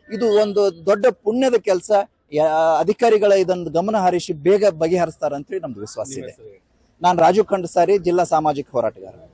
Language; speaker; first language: Kannada; non-native, local second language; Lambadi